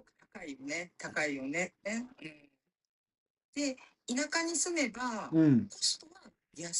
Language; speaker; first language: Japanese; non-native, fluent; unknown